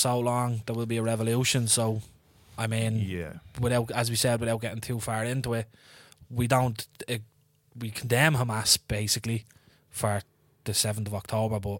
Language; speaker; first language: English; native; English